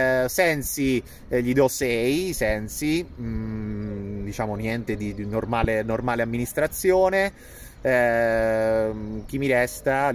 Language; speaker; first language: Italian; native; Italian